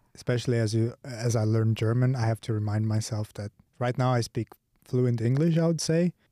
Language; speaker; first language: English; non-native, fluent; Portuguese